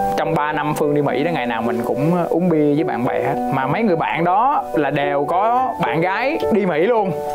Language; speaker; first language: Vietnamese; native; Vietnamese